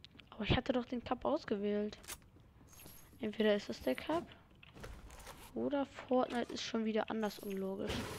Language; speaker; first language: German; native; German